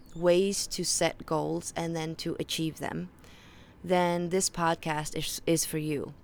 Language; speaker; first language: English; non-native, fluent; Faroese